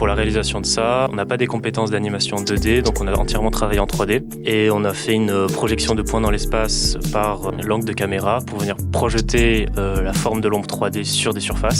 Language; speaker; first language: French; native; French